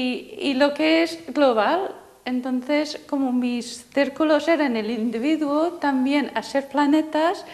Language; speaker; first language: Spanish; non-native, fluent; English